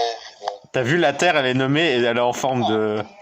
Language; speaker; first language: French; native; French